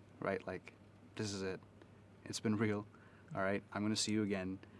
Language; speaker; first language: English; early bilingual, other home language; Urdu